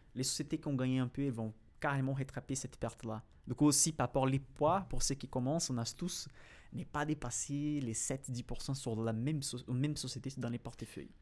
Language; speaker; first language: French; non-native, fluent; Portuguese